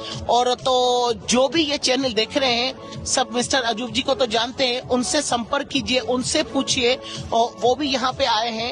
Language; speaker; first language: Hindi; native; Hindi